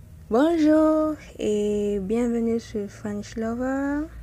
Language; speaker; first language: French; non-native, fluent; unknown